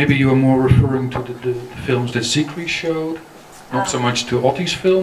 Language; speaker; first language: English; non-native, fluent; Dutch